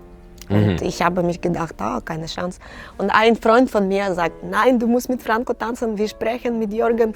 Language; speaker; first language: German; non-native, learner; Russian